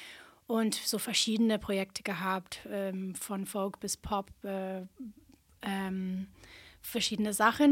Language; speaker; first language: German; non-native, fluent; English